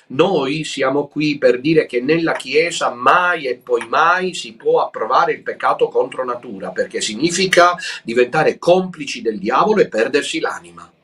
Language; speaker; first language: Italian; native; Italian